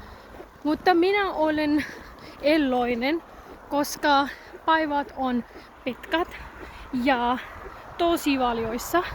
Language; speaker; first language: Finnish; non-native, learner; Punjabi